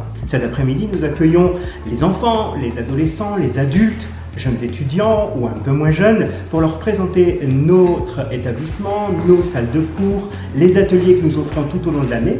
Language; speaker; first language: French; native; French